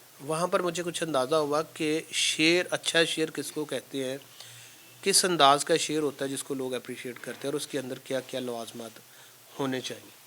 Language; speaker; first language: Urdu; non-native, local second language; Punjabi